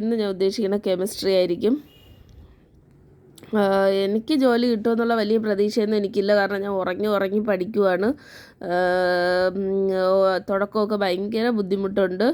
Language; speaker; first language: Malayalam; native; Malayalam